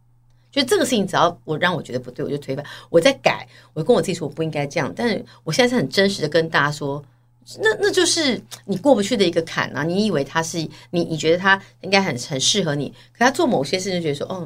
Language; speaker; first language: Chinese; native; Chinese